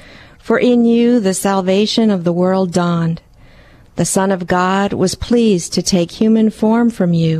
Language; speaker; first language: English; early bilingual, other home language; Hungarian